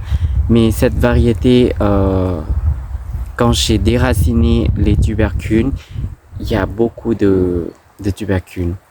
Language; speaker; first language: French; non-native, fluent; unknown